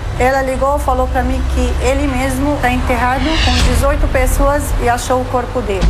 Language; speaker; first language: Portuguese; non-native, fluent; Arabic